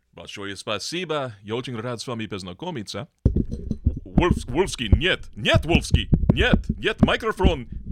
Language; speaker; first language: Russian; non-native, learner; English